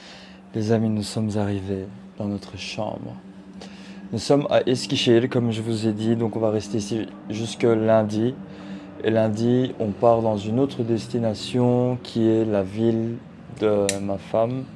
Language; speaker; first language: French; early bilingual, heritage; Turkish